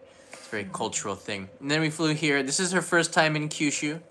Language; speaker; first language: English; native; English